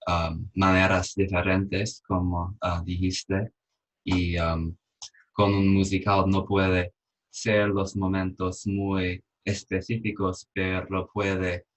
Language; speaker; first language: Spanish; non-native, fluent; English